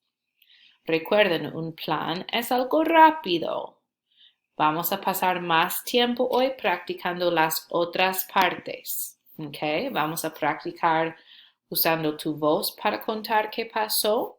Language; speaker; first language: Spanish; non-native, fluent; English